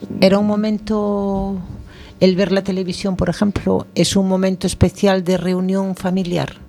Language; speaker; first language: Spanish; native; Spanish